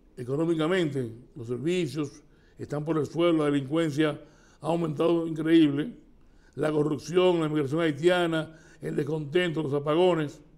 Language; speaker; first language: Spanish; native; Spanish